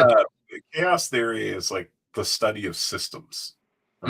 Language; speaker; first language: English; native; English